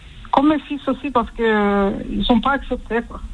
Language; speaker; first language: French; early bilingual, heritage; French